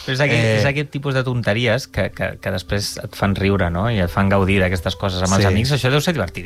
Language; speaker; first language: Catalan; native; Catalan